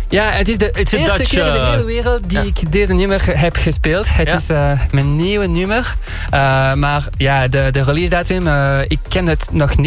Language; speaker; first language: Dutch; non-native, learner; French